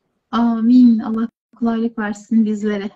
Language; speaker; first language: Turkish; native; Turkish